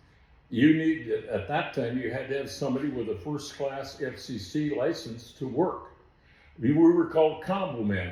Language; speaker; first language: English; native; English